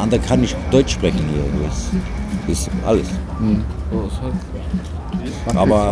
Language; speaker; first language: German; non-native, learner; Greek